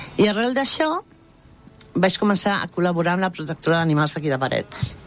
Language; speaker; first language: Catalan; non-native, local second language; Spanish